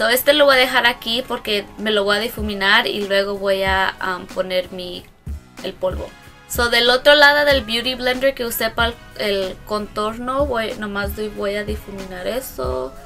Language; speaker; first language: Spanish; early bilingual, other home language; English